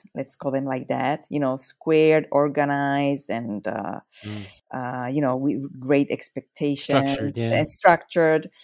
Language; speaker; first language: English; non-native, fluent; Italian